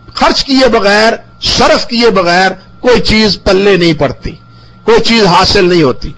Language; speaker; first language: Urdu; non-native, local second language; Punjabi